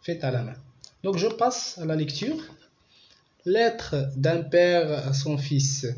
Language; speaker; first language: French; non-native, local second language; Arabic